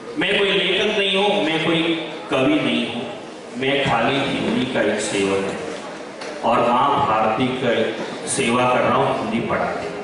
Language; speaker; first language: Hindi; non-native, local second language; Kannada